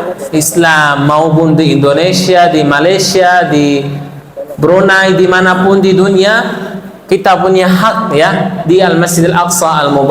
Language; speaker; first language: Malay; non-native, fluent; Arabic